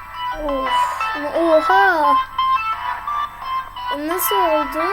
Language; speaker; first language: Turkish; native; Turkish